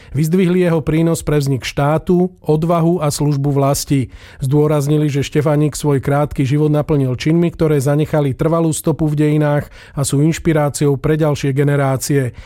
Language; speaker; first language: Slovak; native; Slovak